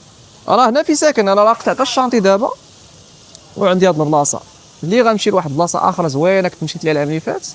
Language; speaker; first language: Arabic; native; Arabic